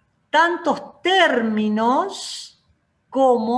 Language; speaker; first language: Spanish; native; Spanish